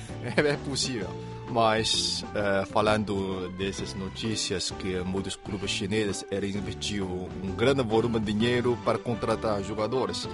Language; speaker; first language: Portuguese; non-native, fluent; Chinese